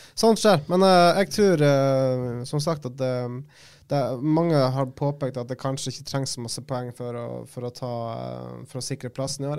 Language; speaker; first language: Norwegian; native; Norwegian